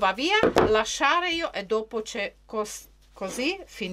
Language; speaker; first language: Italian; non-native, learner; Czech